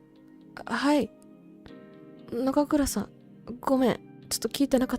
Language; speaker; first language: Japanese; non-native, learner; Vietnamese